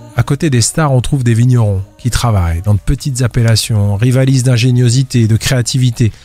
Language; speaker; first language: French; native; French